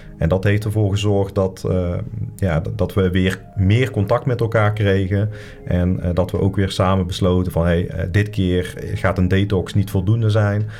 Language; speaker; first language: Dutch; native; Dutch